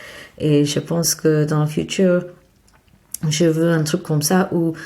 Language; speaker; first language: French; non-native, fluent; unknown